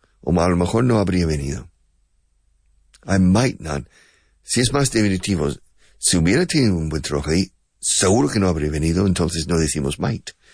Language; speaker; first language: Spanish; non-native, fluent; English